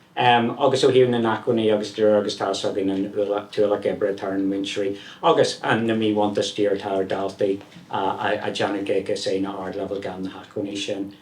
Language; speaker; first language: Irish; non-native, local second language; English